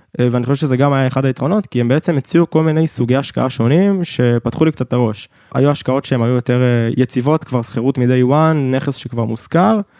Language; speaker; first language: Hebrew; native; Hebrew